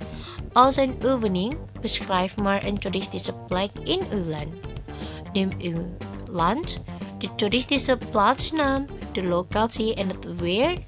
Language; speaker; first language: Dutch; non-native, learner; Indonesian